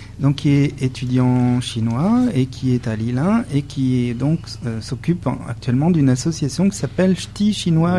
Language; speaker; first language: French; native; French